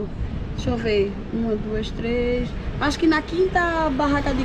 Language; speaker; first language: Portuguese; native; Portuguese